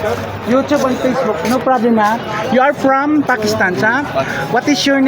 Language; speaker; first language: English; non-native, learner; Filipino